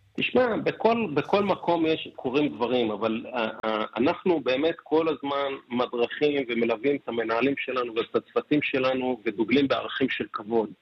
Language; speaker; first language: Hebrew; non-native, local second language; Arabic